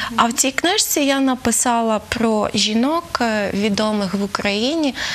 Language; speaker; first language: Ukrainian; native; Ukrainian